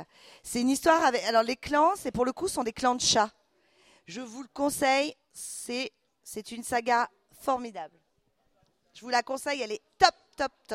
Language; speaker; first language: French; native; French